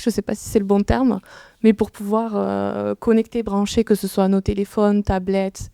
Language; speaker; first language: French; native; French